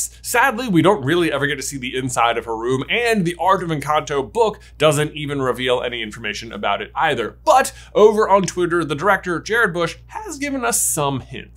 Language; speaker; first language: English; native; English